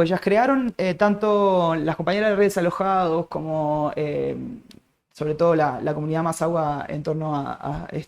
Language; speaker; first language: Spanish; native; Spanish